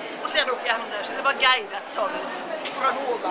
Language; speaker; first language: Swedish; native; Swedish